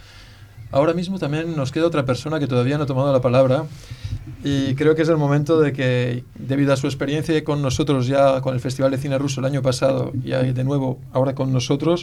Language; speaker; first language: Spanish; native; Spanish